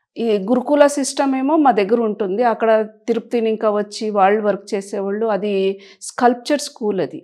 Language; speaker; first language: Telugu; native; Telugu